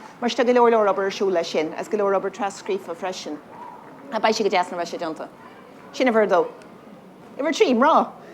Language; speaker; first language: Irish; native; Irish